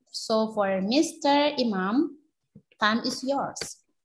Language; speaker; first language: English; non-native, learner; Indonesian